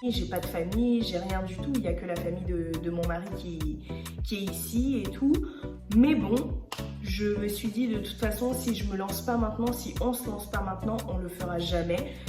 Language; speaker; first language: French; early bilingual, other home language; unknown